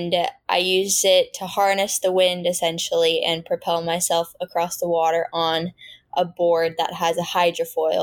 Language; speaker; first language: English; native; English